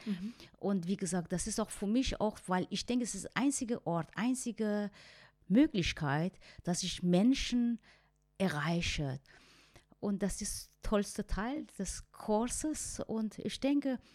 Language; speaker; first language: German; non-native, fluent; Persian